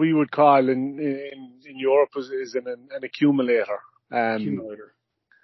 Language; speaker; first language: English; native; English